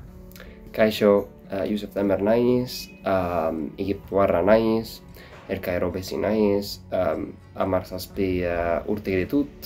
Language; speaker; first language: Basque; non-native, learner; Arabic